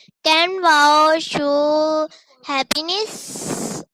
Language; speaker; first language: English; non-native, learner; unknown